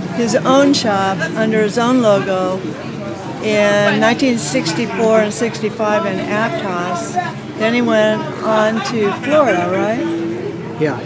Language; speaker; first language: English; native; English